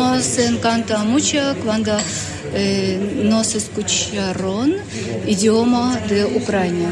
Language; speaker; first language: Spanish; non-native, learner; Ukrainian